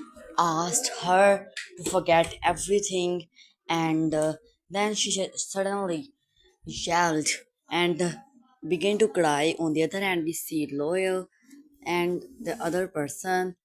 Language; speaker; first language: English; non-native, local second language; Urdu